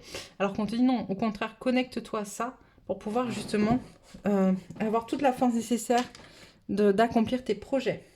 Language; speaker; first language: French; native; French